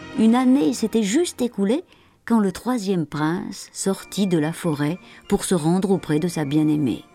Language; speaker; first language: French; native; French